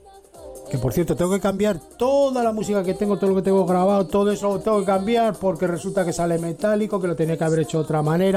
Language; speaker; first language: Spanish; native; Spanish